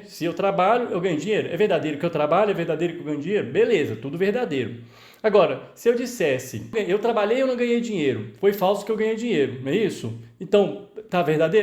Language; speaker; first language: Portuguese; native; Portuguese